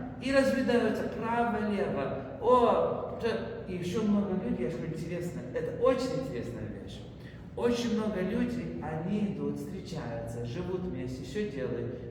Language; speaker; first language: Russian; early bilingual, heritage; Russian